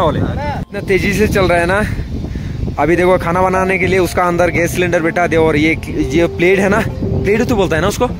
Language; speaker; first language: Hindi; non-native, local second language; Bangla